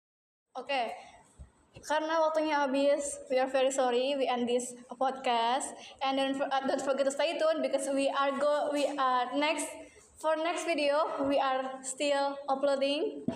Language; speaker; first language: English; non-native, learner; Indonesian